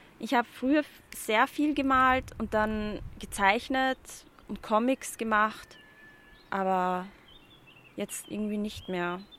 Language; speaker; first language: German; early bilingual, other home language; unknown